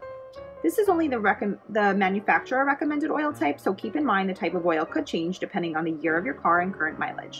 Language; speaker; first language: English; native; English